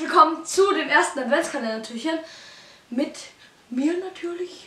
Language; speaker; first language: German; native; German